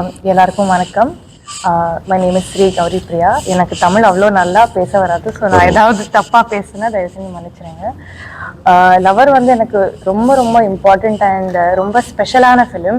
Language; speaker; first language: Tamil; non-native, learner; Telugu